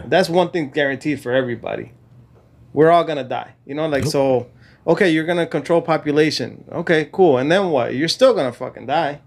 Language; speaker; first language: English; early bilingual, other home language; Spanish